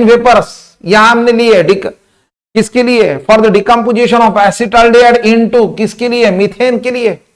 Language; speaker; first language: Hindi; non-native, local second language; Marathi